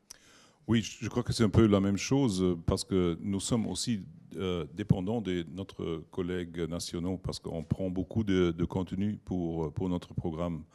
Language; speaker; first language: French; non-native, learner; German